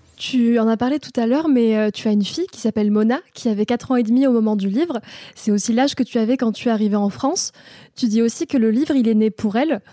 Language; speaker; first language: French; early bilingual, other home language; Arabic